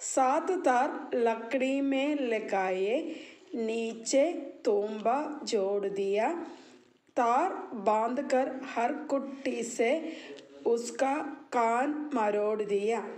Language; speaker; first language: Hindi; non-native, local second language; Malayalam